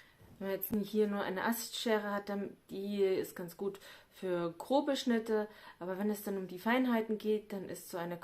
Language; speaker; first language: German; native; German